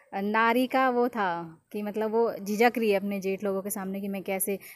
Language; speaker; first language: Hindi; native; Hindi